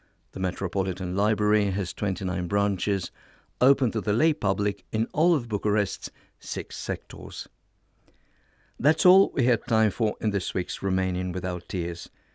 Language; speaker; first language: English; non-native, fluent; Romanian